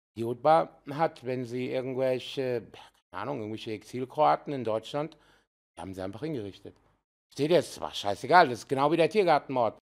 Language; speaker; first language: German; early bilingual, other home language; Serbian